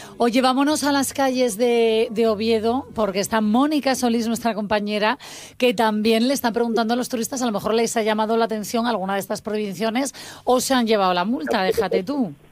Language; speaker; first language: Spanish; native; Spanish